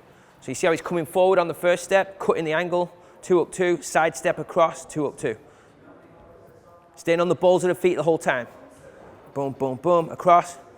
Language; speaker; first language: English; native; English